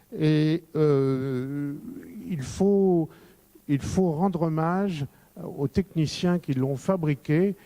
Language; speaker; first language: French; native; French